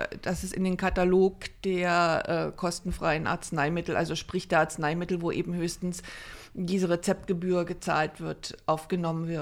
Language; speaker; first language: German; native; German